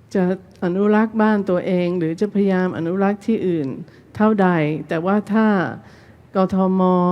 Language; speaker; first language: Thai; non-native, fluent; English